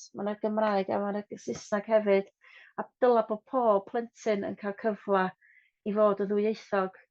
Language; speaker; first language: Welsh; non-native, local second language; English